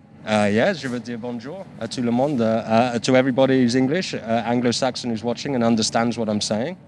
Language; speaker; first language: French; non-native, learner; English